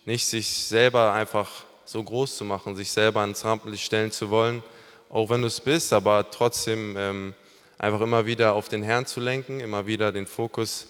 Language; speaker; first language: German; native; German